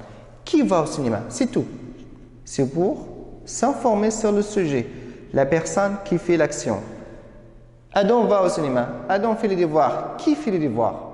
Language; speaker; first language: French; non-native, fluent; Arabic